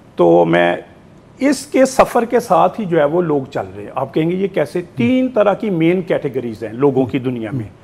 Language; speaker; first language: Urdu; non-native, local second language; Punjabi